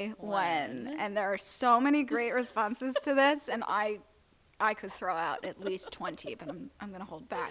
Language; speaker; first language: English; native; English